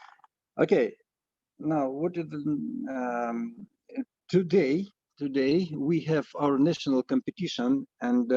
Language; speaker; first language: English; non-native, fluent; Russian